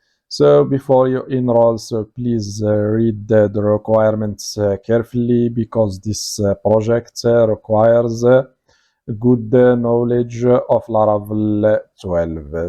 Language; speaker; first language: English; non-native, fluent; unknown